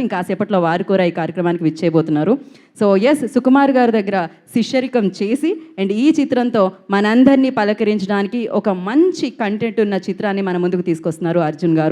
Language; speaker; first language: Telugu; native; Telugu